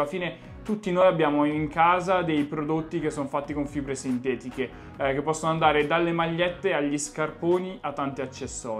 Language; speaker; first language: Italian; native; Italian